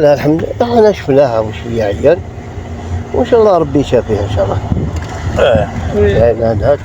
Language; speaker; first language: Arabic; native; Arabic